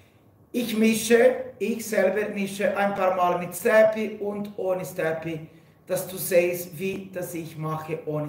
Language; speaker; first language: German; non-native, fluent; Portuguese